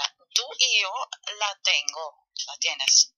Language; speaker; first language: Spanish; non-native, fluent; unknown